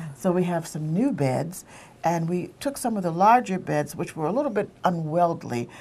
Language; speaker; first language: English; native; English